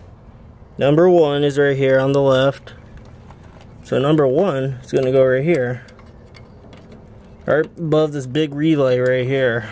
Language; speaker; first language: English; native; English